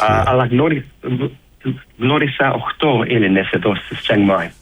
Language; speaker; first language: Greek; early bilingual, heritage; English